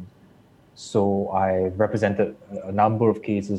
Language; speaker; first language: English; non-native, local second language; Chinese